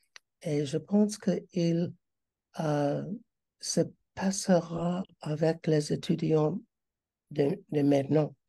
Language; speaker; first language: French; non-native, learner; English